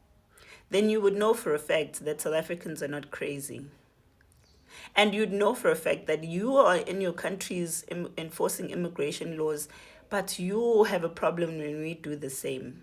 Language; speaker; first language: English; non-native, local second language; Zulu